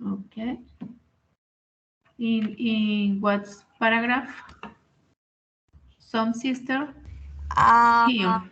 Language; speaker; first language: English; non-native, learner; Spanish